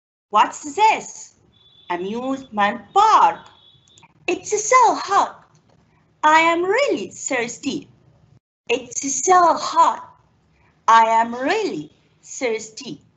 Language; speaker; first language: English; non-native, fluent; Arabic